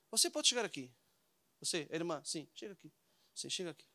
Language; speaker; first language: Portuguese; native; Portuguese